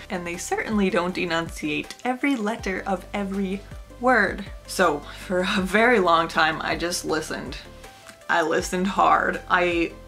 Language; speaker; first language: English; native; English